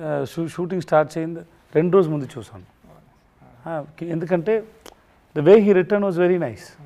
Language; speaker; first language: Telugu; non-native, learner; Tamil